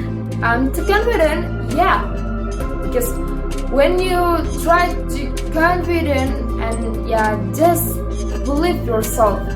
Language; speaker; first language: English; non-native, fluent; Indonesian